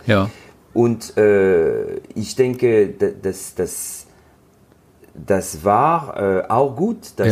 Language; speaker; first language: German; non-native, learner; French